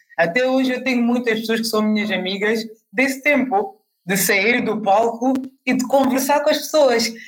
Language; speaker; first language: Portuguese; native; Portuguese